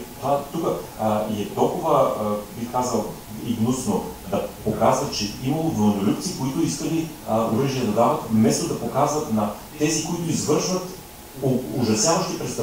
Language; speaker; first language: Bulgarian; native; Bulgarian